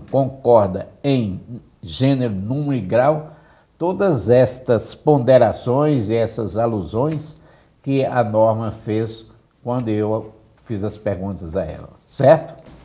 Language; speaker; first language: Portuguese; native; Portuguese